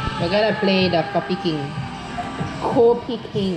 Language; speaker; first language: English; non-native, local second language; Chinese